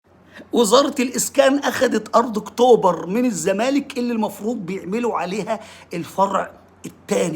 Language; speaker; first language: Arabic; native; Arabic